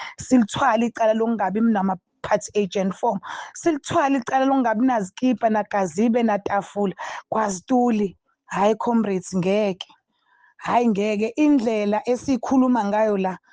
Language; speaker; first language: Zulu; native; Zulu